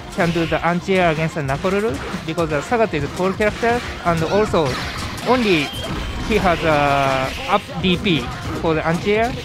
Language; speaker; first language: English; non-native, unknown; Japanese